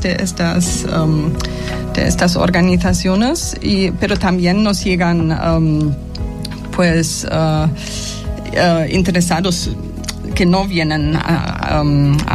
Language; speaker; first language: Spanish; non-native, fluent; German